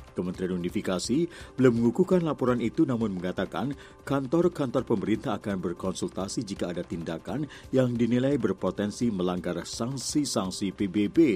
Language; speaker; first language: Indonesian; native; Indonesian